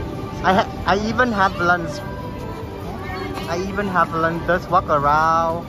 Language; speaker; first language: English; non-native, learner; Vietnamese